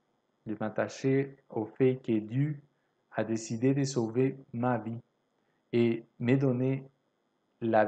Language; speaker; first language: French; non-native, fluent; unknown